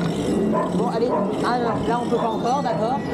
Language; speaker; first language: French; native; French